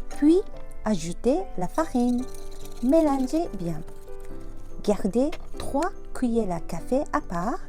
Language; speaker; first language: French; non-native, fluent; Japanese